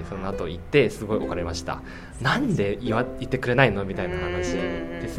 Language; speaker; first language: Japanese; non-native, fluent; Chinese